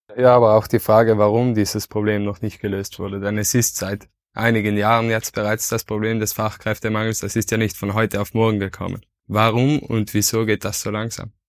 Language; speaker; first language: German; native; German